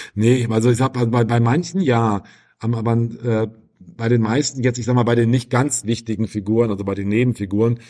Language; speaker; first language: German; native; German